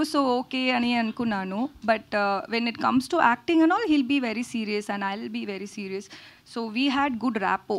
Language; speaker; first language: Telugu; non-native, learner; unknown